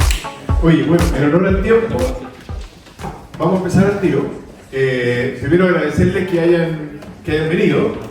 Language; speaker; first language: Spanish; native; Spanish